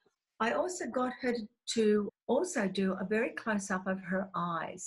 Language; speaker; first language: English; native; English